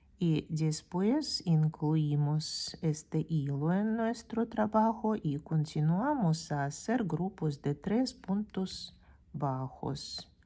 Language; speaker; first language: Spanish; non-native, fluent; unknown